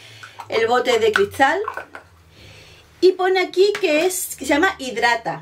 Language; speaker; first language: Spanish; native; Spanish